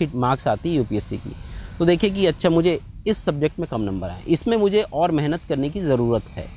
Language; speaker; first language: Hindi; native; Hindi